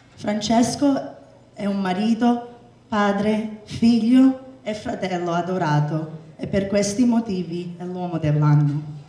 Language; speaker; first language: Italian; early bilingual, heritage; Italian